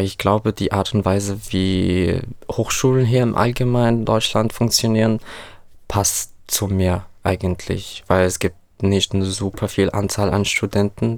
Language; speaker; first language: German; non-native, fluent; Arabic